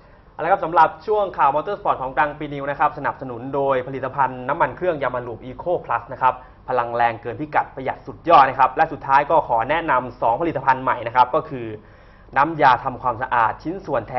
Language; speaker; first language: Thai; native; Thai